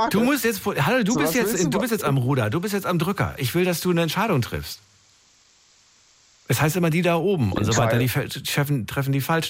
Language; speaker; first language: German; native; German